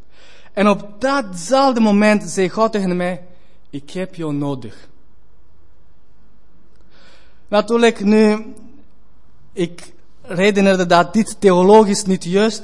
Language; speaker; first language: Dutch; non-native, fluent; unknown